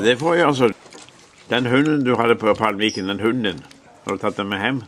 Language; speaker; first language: Swedish; native; Swedish